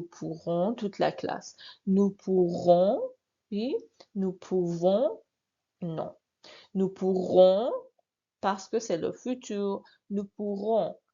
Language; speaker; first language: French; non-native, fluent; Persian